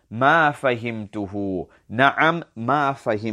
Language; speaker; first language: Arabic; non-native, fluent; English